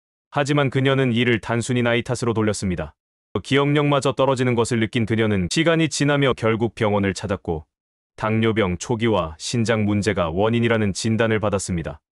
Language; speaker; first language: Korean; native; Korean